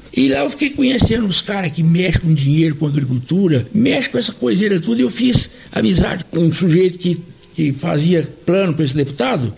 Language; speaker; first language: Portuguese; native; Portuguese